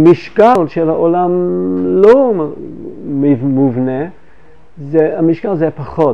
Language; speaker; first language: Hebrew; non-native, fluent; English